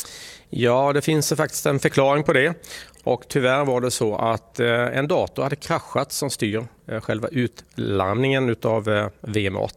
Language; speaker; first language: Swedish; native; Swedish